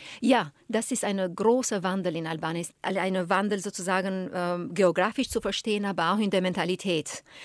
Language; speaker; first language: German; non-native, fluent; Albanian